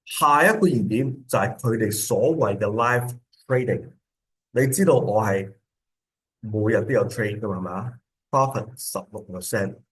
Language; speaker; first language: Cantonese; early bilingual, heritage; Cantonese